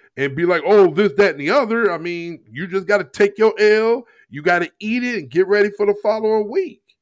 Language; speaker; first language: English; native; English